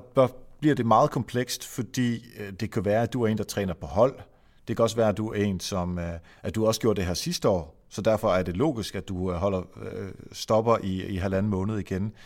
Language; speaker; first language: Danish; non-native, fluent; Dutch